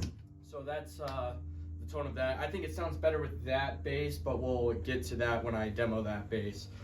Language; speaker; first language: English; native; English